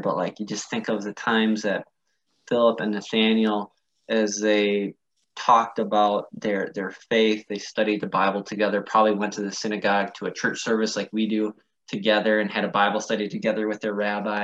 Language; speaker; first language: English; native; English